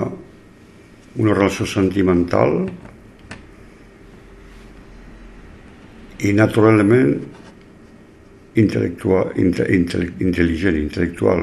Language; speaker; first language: Catalan; native; Catalan